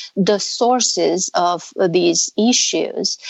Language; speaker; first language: English; non-native, fluent; Romanian